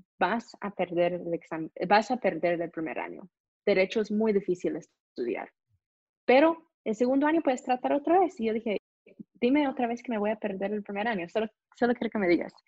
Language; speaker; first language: Spanish; non-native, fluent; English